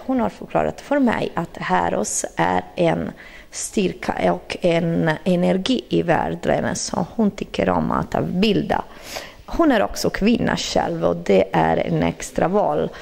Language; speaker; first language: Swedish; non-native, fluent; Italian